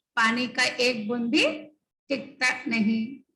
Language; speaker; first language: Hindi; non-native, local second language; Bangla